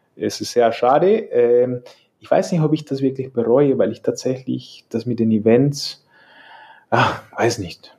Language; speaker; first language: German; non-native, fluent; Spanish